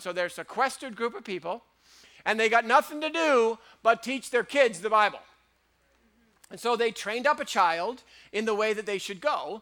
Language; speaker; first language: English; native; English